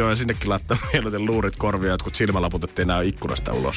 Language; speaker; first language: Finnish; native; Finnish